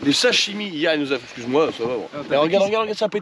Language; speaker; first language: French; native; French